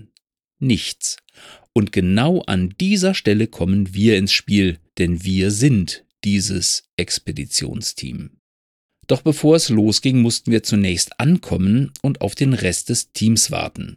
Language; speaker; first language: German; native; German